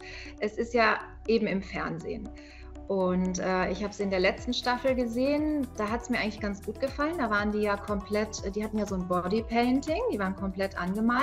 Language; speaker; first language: German; native; German